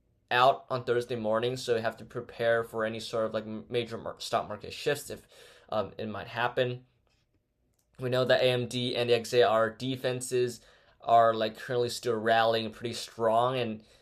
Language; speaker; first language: English; non-native, fluent; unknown